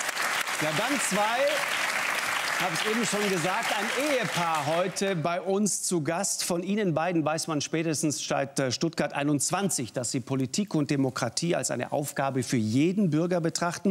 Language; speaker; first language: German; native; German